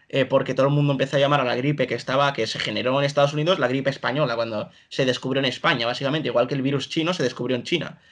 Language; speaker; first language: Spanish; native; Spanish